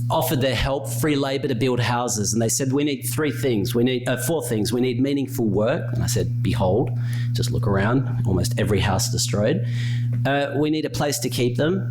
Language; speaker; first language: English; native; English